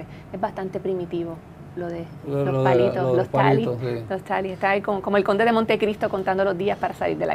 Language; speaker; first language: Spanish; native; Spanish